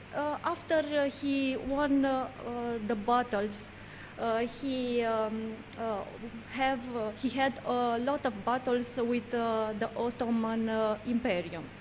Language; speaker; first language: English; non-native, learner; Romanian